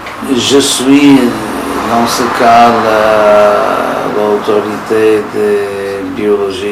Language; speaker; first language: French; non-native, fluent; English